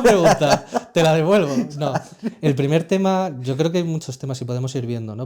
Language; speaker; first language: Spanish; native; Spanish